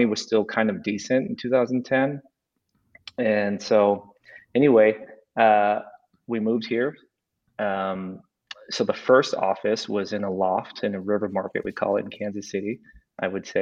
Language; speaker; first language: English; native; English